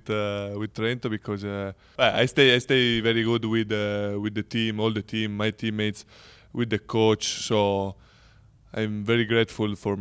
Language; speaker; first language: English; non-native, learner; Italian